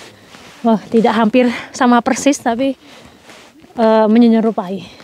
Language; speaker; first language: Indonesian; native; Indonesian